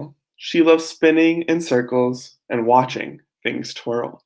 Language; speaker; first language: English; native; English